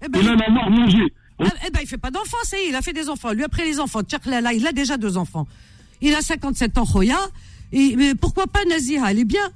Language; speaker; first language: French; native; French